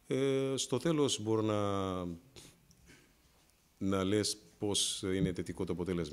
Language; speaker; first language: Greek; non-native, fluent; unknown